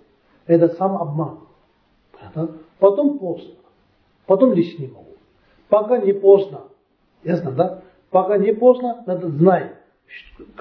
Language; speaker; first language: Russian; non-native, learner; Tibetan